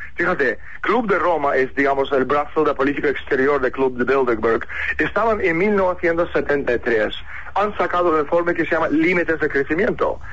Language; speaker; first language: Spanish; non-native, fluent; Russian